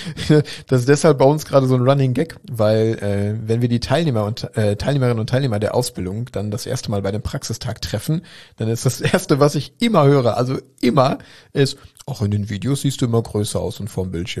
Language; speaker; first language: German; native; German